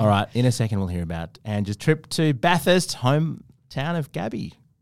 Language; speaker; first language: English; native; English